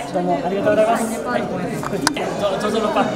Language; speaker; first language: Japanese; non-native, fluent; Newari